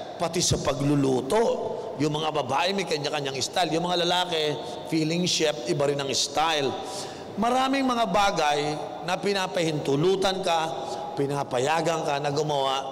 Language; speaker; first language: Filipino; native; Filipino